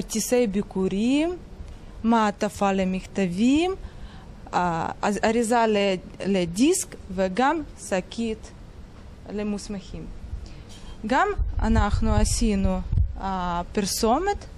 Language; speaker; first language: Hebrew; non-native, fluent; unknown